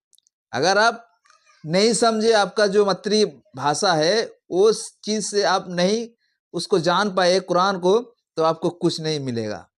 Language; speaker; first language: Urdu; non-native, local second language; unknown